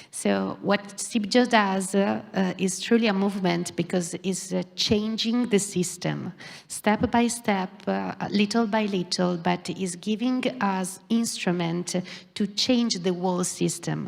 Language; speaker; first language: English; non-native, fluent; Italian